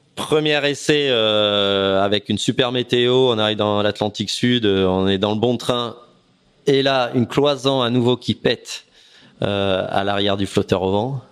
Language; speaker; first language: French; native; French